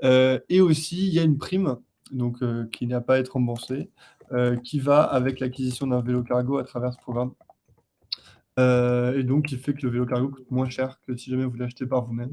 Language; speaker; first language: French; native; French